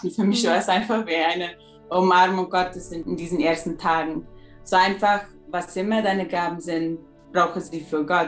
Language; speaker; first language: German; early bilingual, heritage; German